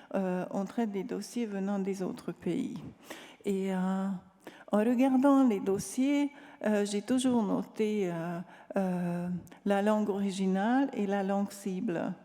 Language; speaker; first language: French; non-native, fluent; Hungarian